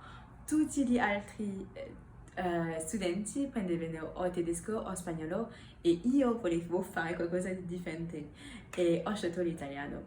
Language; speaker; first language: Italian; non-native, fluent; French